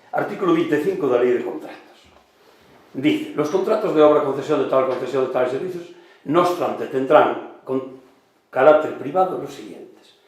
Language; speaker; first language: Spanish; non-native, local second language; Galician